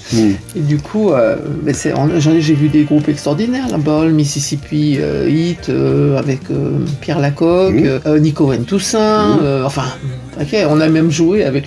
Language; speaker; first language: French; native; French